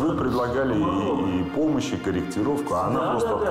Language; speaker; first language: Russian; native; Russian